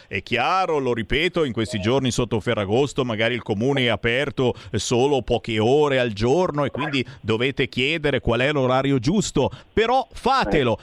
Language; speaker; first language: Italian; native; Italian